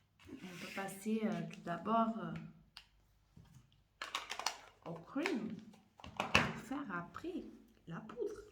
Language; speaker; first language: French; non-native, fluent; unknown